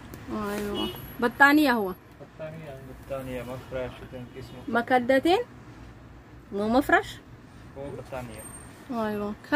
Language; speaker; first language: Arabic; non-native, fluent; Amharic